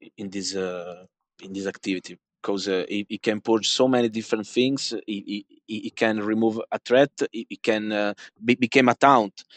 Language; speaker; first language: English; non-native, fluent; Italian